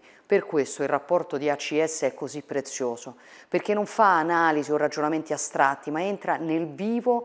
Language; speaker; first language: Italian; native; Italian